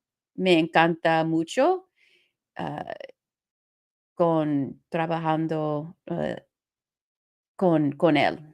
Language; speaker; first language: Spanish; non-native, learner; English